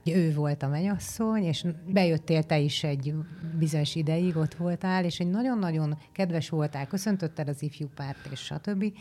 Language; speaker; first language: Hungarian; native; Hungarian